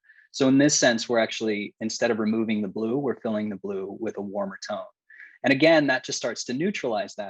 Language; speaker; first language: English; native; English